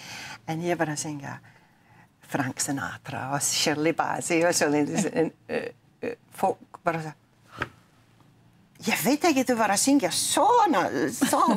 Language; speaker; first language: Icelandic; non-native, learner; English